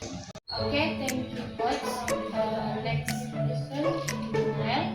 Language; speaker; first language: English; non-native, learner; Indonesian